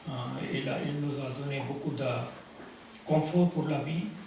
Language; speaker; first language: French; non-native, fluent; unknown